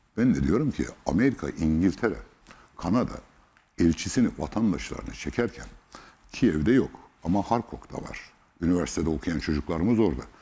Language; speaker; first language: Turkish; native; Turkish